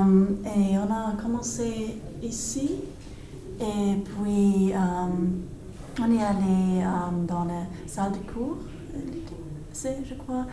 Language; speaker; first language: French; non-native, learner; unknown